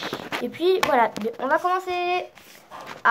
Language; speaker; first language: French; native; French